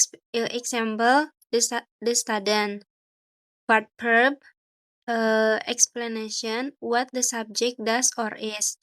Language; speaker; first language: English; non-native, learner; Indonesian